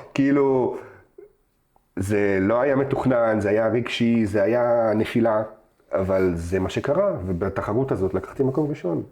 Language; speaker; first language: Hebrew; early bilingual, other home language; Russian